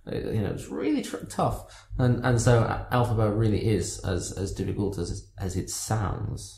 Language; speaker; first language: English; native; English